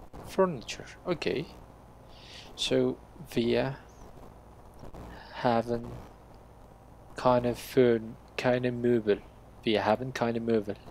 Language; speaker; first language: German; non-native, learner; Spanish